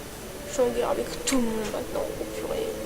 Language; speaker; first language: French; native; French